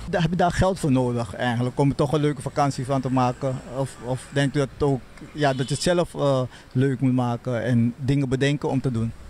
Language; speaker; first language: Dutch; native; Dutch